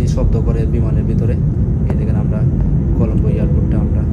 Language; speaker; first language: Bangla; non-native, local second language; Sylheti